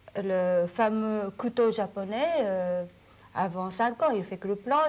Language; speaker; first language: French; non-native, fluent; Japanese